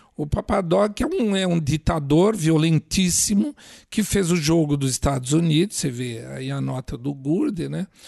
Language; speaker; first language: Portuguese; native; Portuguese